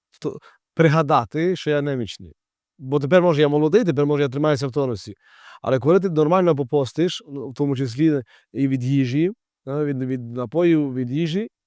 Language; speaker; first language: Ukrainian; native; Ukrainian